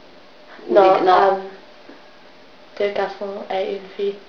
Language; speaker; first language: French; non-native, learner; English